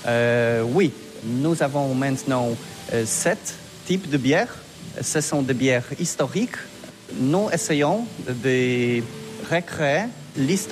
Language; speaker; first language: French; non-native, learner; Polish